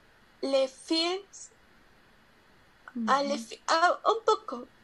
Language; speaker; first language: French; non-native, learner; Spanish